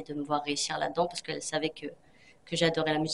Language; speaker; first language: French; native; French